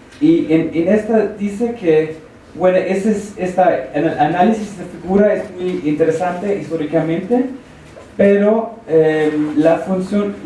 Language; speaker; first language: Spanish; non-native, fluent; French